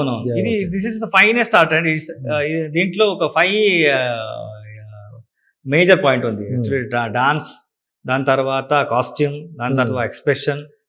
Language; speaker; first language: Telugu; non-native, learner; Kannada